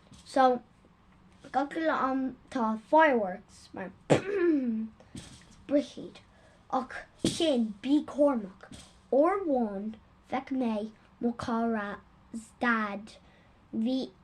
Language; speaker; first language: Irish; non-native, local second language; English